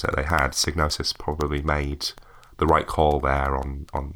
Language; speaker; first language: English; native; English